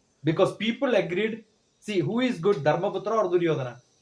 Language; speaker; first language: English; non-native, local second language; Malayalam